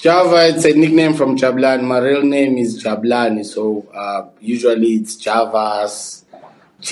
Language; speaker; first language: English; non-native, local second language; Zulu